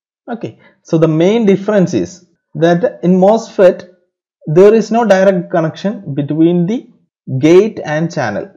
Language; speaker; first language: English; non-native, local second language; Malayalam